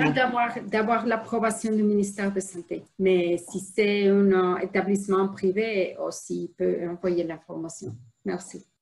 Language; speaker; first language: French; non-native, fluent; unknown